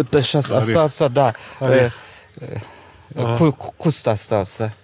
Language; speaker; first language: Russian; non-native, local second language; Azerbaijani